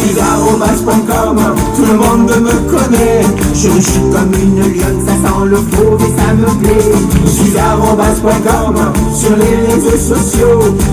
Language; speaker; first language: French; native; French